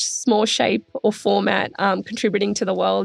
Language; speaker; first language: English; native; English